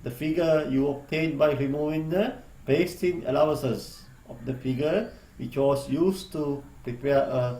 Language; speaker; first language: English; non-native, local second language; Sinhala